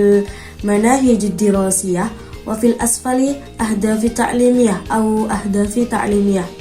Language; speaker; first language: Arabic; non-native, learner; Indonesian